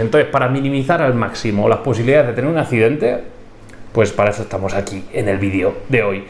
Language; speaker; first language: Spanish; native; Spanish